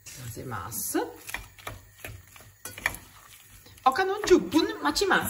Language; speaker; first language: Japanese; non-native, learner; Italian